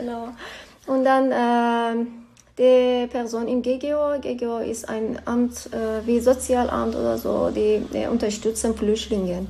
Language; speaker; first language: German; non-native, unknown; Persian